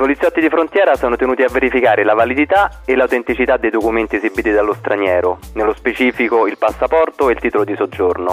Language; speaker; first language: Italian; native; Italian